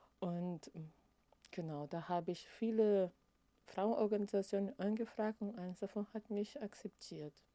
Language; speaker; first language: German; non-native, fluent; Portuguese